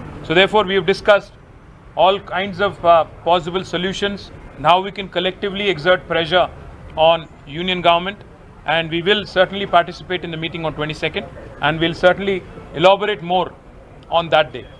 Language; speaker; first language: English; non-native, local second language; Telugu